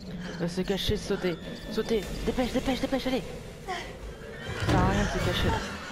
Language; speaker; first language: French; native; French